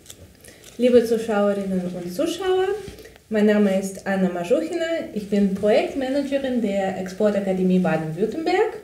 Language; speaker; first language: German; non-native, fluent; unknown